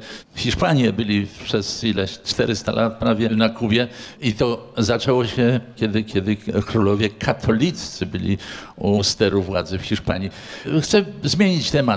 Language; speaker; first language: Polish; native; Polish